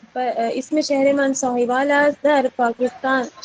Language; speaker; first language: Persian; non-native, learner; Urdu